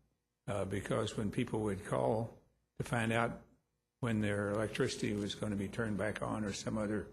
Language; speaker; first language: English; native; English